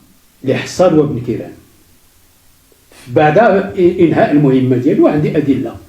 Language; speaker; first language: Arabic; native; Arabic